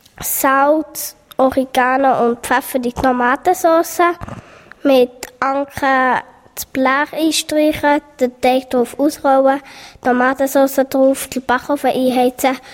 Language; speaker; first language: German; native; German